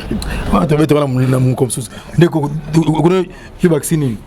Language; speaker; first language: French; non-native, local second language; Lingala